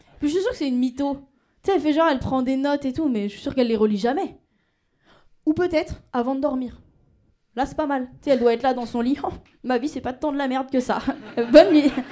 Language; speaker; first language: French; native; French